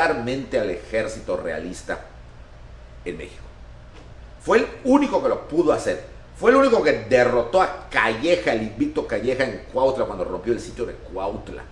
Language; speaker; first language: Spanish; native; Spanish